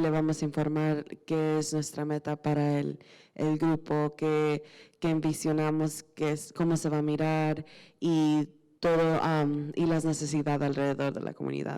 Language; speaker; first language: Spanish; early bilingual, heritage; Spanish